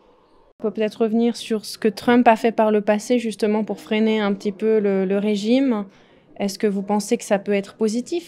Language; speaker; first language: French; native; French